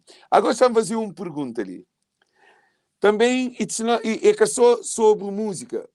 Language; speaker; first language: Portuguese; non-native, local second language; Kabuverdianu